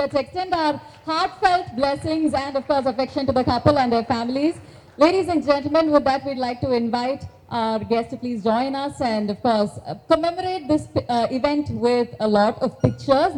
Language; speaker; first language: English; non-native, local second language; Tamil